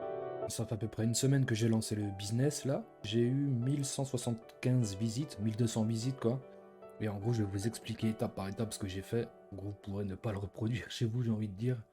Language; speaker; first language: French; native; French